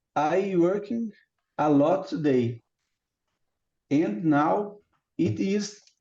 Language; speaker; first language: English; non-native, learner; Portuguese